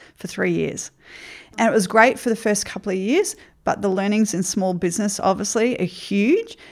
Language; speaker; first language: English; native; English